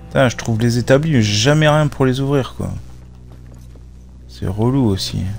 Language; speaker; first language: French; native; French